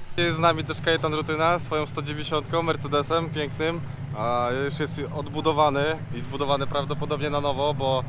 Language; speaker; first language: Polish; native; Polish